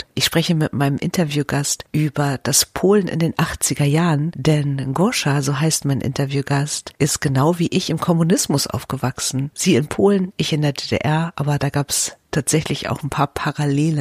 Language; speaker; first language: German; native; German